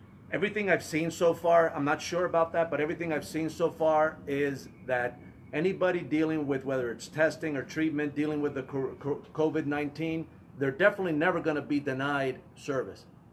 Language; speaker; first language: English; early bilingual, other home language; Spanish